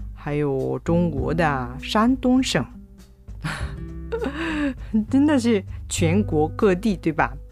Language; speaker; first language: Chinese; non-native, fluent; Japanese